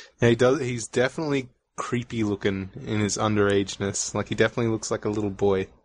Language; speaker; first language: English; native; English